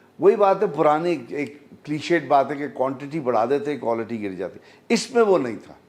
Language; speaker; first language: Urdu; native; Urdu